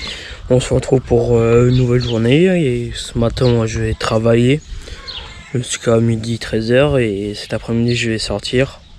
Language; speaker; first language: French; native; French